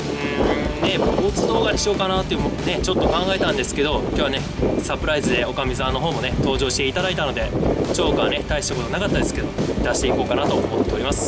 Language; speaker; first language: Japanese; native; Japanese